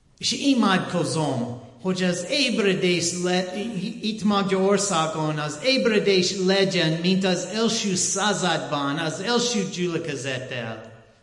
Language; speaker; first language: Hungarian; non-native, learner; English